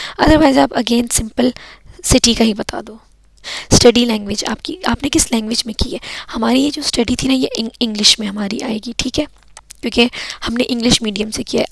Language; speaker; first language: Urdu; native; Urdu